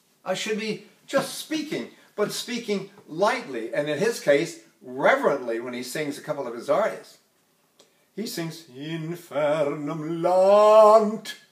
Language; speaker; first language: English; native; English